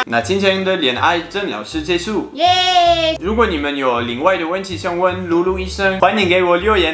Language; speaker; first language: Chinese; non-native, fluent; French